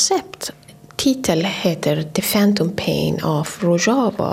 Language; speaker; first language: Swedish; non-native, fluent; Persian